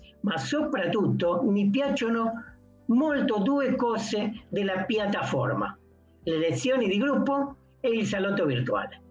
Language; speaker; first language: Italian; non-native, fluent; Spanish